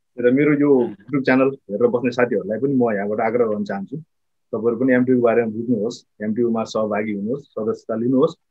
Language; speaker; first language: Nepali; native; Nepali